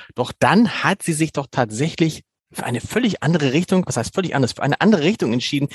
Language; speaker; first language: German; native; German